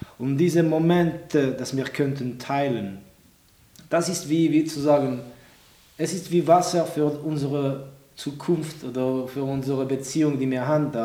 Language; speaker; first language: German; non-native, local second language; French